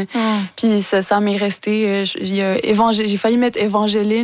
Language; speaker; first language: French; native; French